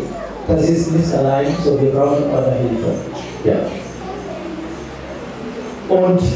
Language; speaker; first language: German; non-native, fluent; Sinhala